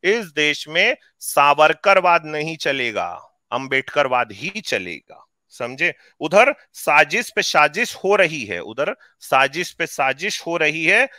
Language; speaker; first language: Hindi; native; Hindi